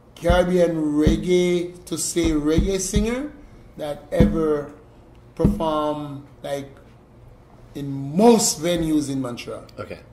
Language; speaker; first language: English; native; English